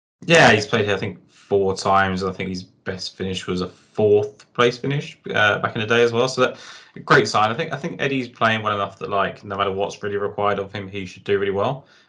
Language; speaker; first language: English; native; English